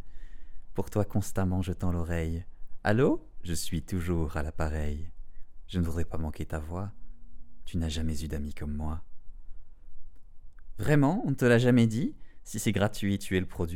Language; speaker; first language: French; native; French